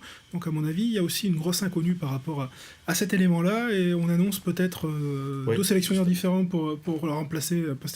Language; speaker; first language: French; native; French